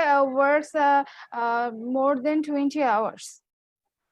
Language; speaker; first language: English; non-native, learner; Bangla